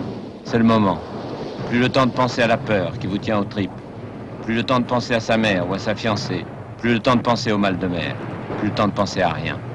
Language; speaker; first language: French; native; French